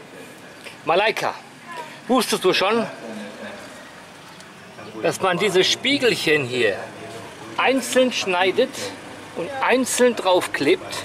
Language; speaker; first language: German; native; German